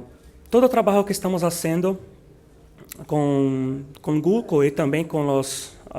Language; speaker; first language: Spanish; non-native, learner; Portuguese